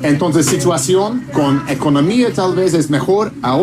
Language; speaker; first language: Spanish; non-native, learner; English